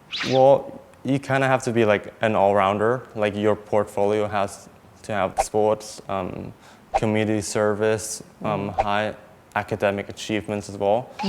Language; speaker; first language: English; early bilingual, other home language; Thai